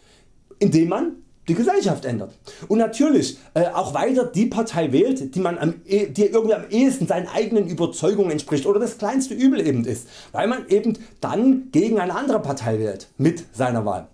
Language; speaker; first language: German; native; German